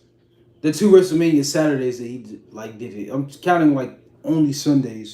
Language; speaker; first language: English; native; English